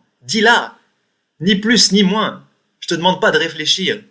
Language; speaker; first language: French; native; French